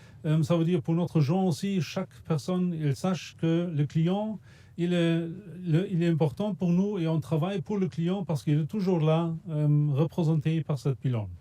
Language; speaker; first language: French; non-native, fluent; German